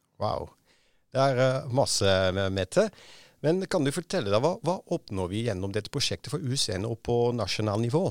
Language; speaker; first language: Norwegian; non-native, fluent; Dutch